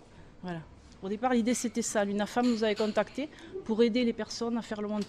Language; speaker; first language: French; native; French